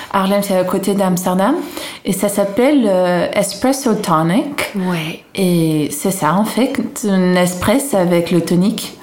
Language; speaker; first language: French; non-native, fluent; Dutch